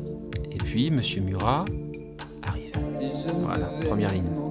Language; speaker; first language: French; native; French